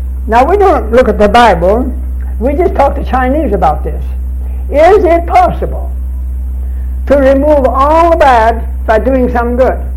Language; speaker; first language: English; early bilingual, other home language; Chinese